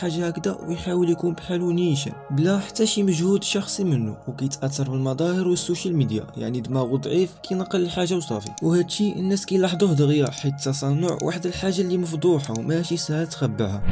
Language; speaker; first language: Arabic; native; Arabic